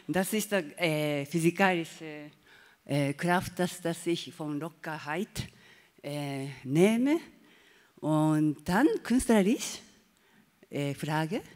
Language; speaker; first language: German; non-native, learner; Japanese